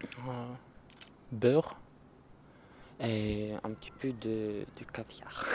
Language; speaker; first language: French; non-native, learner; Russian